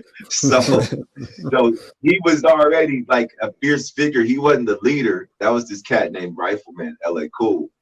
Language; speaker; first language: English; native; English